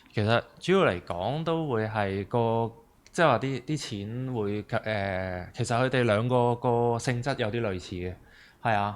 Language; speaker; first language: Cantonese; native; Cantonese